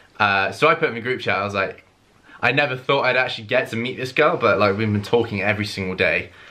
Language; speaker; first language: English; native; English